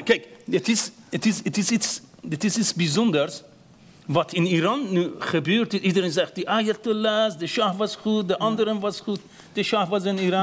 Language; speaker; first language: Dutch; non-native, fluent; Persian